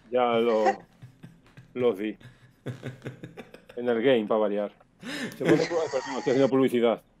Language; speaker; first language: Spanish; native; Spanish